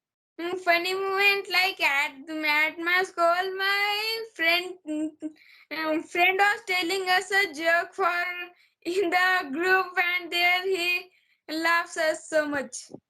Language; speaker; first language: English; non-native, learner; Marathi